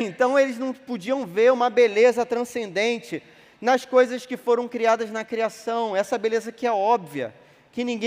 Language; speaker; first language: Portuguese; native; Portuguese